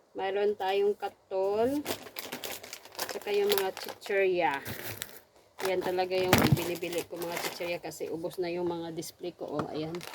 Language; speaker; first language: Filipino; non-native, local second language; Cebuano